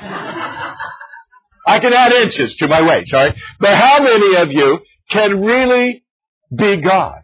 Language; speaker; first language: English; native; English